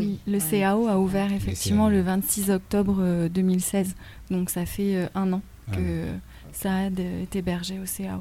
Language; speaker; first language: French; native; French